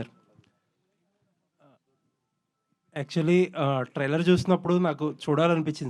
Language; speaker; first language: Telugu; native; Telugu